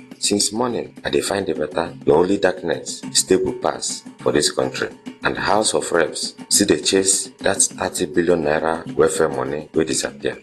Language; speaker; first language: Nigerian Pidgin; native; Nigerian Pidgin